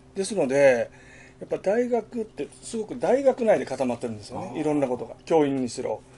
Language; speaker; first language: Japanese; native; Japanese